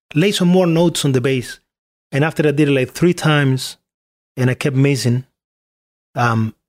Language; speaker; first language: English; non-native, fluent; Spanish